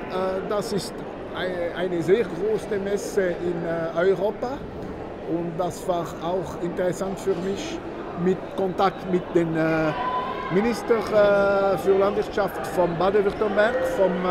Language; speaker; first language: German; non-native, local second language; French